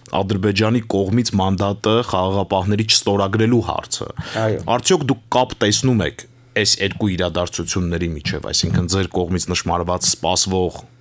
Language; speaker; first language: Armenian; native; Armenian